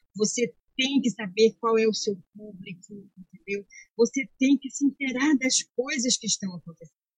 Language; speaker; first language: Portuguese; native; Portuguese